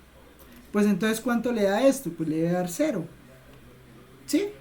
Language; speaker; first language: Spanish; native; Spanish